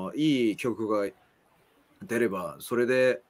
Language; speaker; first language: Japanese; non-native, fluent; Korean